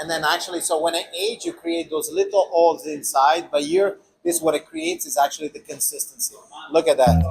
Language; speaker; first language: English; non-native, fluent; Italian